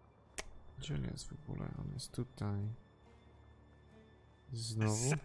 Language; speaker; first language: Polish; native; Polish